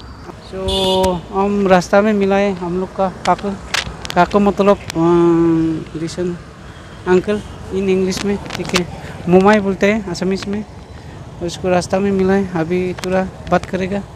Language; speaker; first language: Hindi; non-native, local second language; Assamese